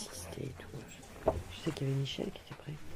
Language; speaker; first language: French; native; French